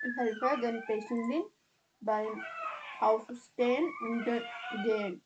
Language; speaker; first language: German; non-native, learner; Malayalam